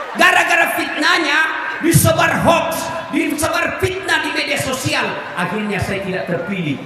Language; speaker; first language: Indonesian; non-native, local second language; Buginese